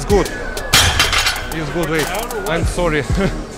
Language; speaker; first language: English; non-native, learner; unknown